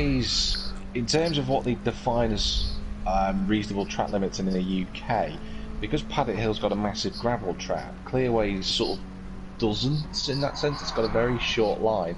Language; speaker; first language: English; native; English